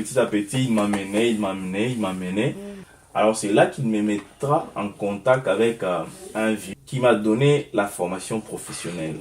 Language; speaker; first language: French; non-native, local second language; Lingala